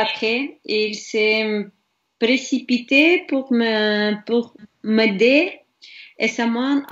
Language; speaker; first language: French; non-native, learner; Russian